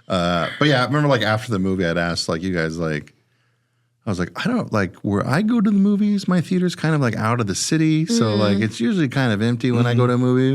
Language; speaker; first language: English; native; English